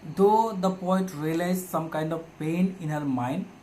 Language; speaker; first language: English; non-native, local second language; Assamese